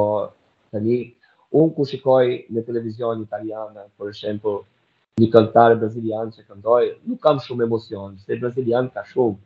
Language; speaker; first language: Albanian; non-native, learner; Portuguese